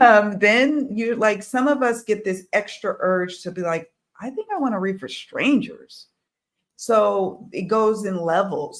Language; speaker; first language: English; native; English